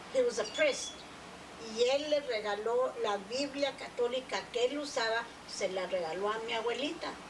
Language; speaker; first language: Spanish; early bilingual, other home language; English